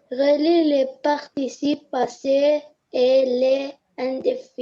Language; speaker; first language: French; non-native, learner; Arabic